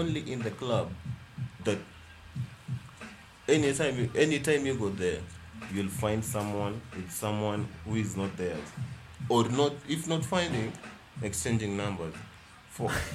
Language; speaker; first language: English; non-native, local second language; Luo (Kenya and Tanzania)